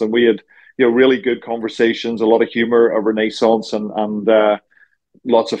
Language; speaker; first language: English; native; English